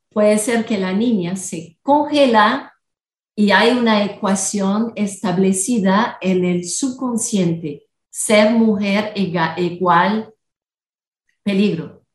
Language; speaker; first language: Spanish; non-native, fluent; French